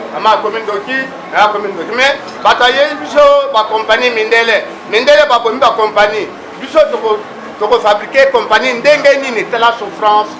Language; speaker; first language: Lingala; non-native, local second language; Kongo